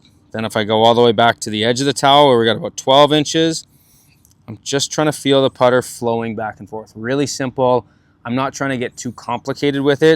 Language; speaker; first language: English; native; English